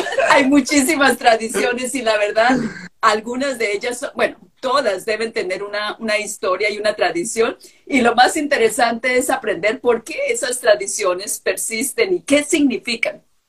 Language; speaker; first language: Spanish; native; Spanish